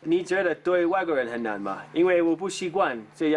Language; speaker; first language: Chinese; non-native, learner; English